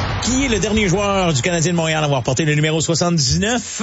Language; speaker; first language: French; native; French